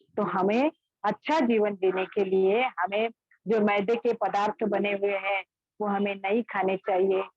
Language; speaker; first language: Hindi; non-native, local second language; Marathi